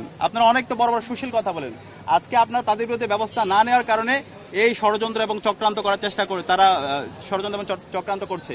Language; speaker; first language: Bangla; native; Bangla